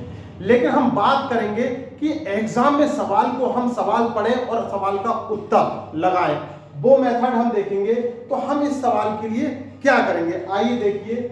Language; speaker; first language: Hindi; native; Hindi